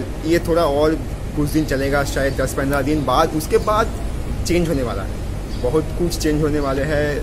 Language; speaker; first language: Hindi; non-native, local second language; Bangla